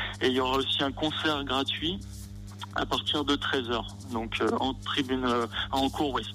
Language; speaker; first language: French; native; French